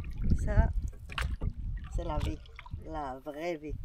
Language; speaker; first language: French; non-native, learner; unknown